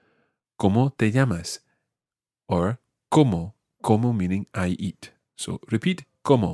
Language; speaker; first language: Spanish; non-native, fluent; English